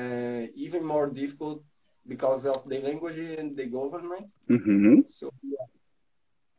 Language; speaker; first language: English; non-native, learner; Portuguese